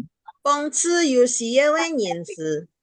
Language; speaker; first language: Chinese; early bilingual, heritage; Chinese